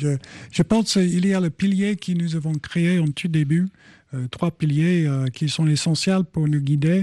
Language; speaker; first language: French; non-native, fluent; English